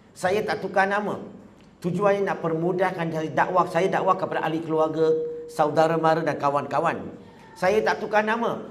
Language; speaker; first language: Malay; non-native, local second language; Chinese